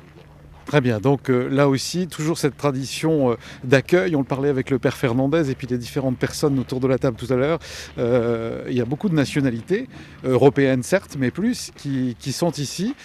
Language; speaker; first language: French; native; French